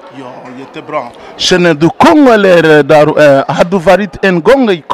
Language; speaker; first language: Swedish; non-native, learner; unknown